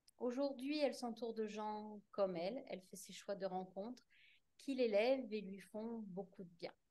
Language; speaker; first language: French; native; French